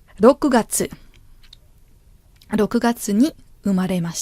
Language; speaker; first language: Japanese; non-native, fluent; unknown